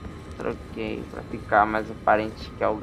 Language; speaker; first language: Portuguese; native; Portuguese